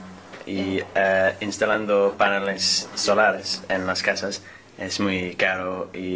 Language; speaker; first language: Spanish; non-native, learner; English